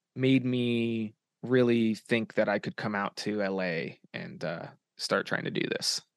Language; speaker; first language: English; native; English